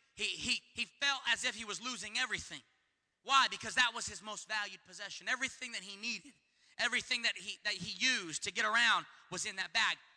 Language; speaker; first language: English; native; English